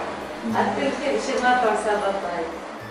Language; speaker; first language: Hebrew; non-native, local second language; Arabic